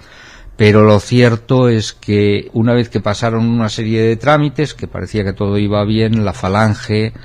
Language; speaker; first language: Spanish; native; Spanish